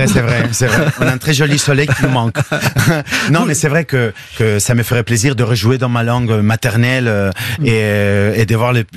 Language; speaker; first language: French; non-native, fluent; Spanish